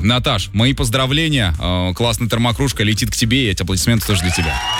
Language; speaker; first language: Russian; native; Russian